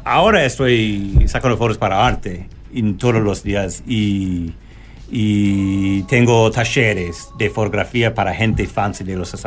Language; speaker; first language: Spanish; non-native, learner; English